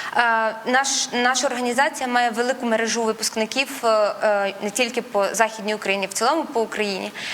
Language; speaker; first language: Ukrainian; non-native, local second language; Russian